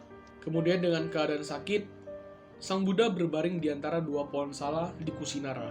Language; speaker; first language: Indonesian; native; Indonesian